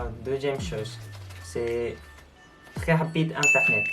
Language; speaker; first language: French; non-native, learner; Korean